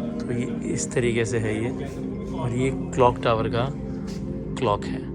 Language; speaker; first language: Urdu; native; Urdu